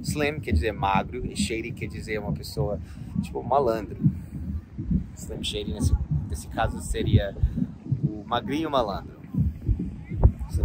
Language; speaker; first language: Portuguese; non-native, fluent; English